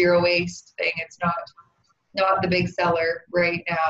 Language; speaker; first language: English; native; English